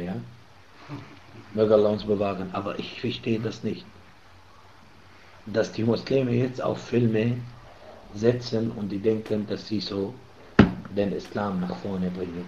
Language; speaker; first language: German; non-native, fluent; Arabic